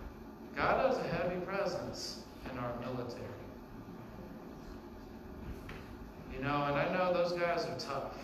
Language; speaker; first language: English; native; English